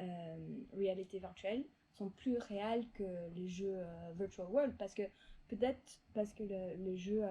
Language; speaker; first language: French; non-native, fluent; English